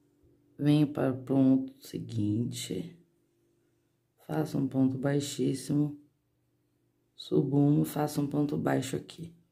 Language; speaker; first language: Portuguese; native; Portuguese